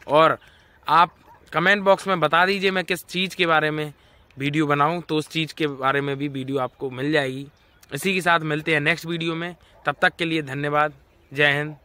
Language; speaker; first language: Hindi; native; Hindi